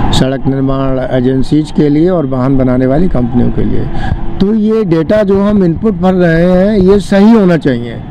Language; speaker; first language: Hindi; native; Hindi